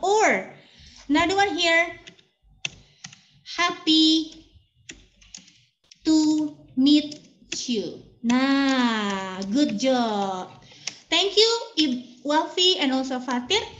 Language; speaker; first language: English; non-native, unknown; Indonesian